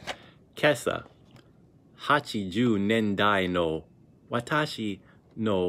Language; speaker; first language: Japanese; non-native, learner; English